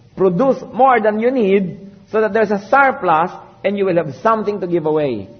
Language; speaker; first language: English; non-native, local second language; Filipino